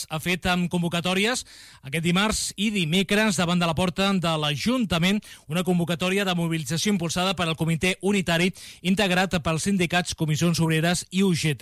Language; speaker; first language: Catalan; native; Catalan